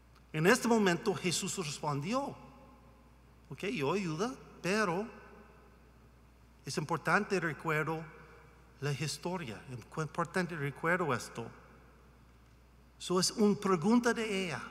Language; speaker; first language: Spanish; non-native, learner; English